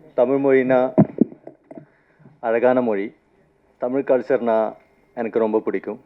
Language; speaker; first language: Tamil; non-native, fluent; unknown